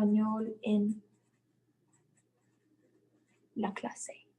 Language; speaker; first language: Spanish; non-native, fluent; English